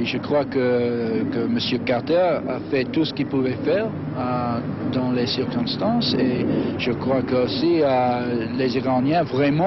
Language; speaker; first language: French; non-native, fluent; English